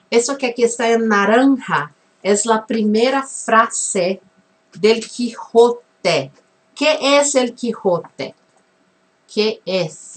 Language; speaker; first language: Spanish; non-native, fluent; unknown